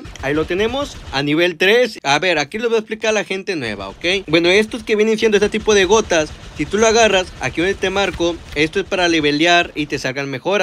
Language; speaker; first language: Spanish; native; Spanish